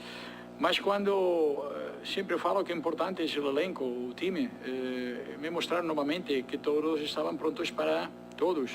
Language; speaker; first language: Portuguese; non-native, fluent; Spanish